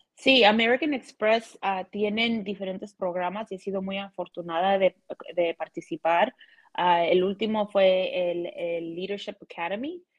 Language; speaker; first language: Spanish; early bilingual, heritage; Spanish